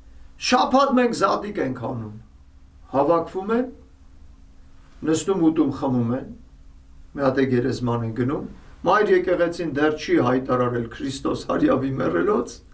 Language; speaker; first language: Armenian; native; Armenian